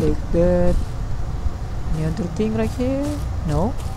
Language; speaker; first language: English; non-native, learner; Indonesian